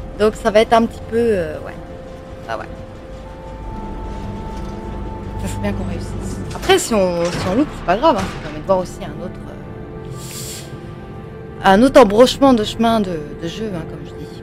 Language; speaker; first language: French; native; French